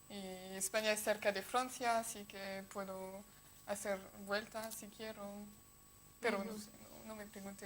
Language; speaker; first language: Spanish; non-native, fluent; French